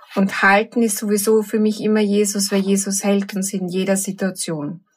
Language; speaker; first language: German; native; German